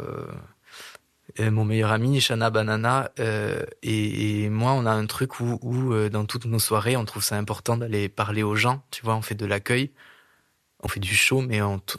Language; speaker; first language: French; native; French